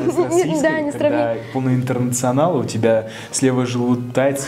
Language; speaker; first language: Russian; native; Russian